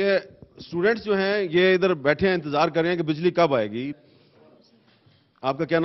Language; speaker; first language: Urdu; native; Urdu